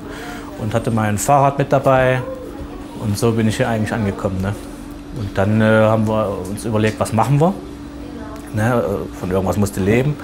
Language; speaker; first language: German; native; German